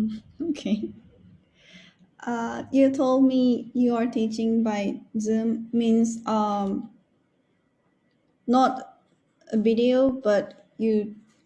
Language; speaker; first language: English; non-native, learner; Japanese